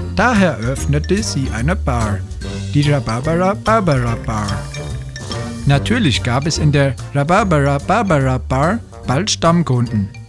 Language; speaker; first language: German; native; German